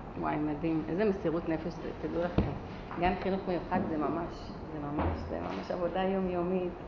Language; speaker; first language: Hebrew; early bilingual, other home language; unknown